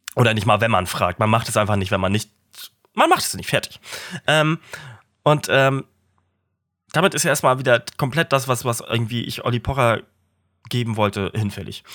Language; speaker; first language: German; native; German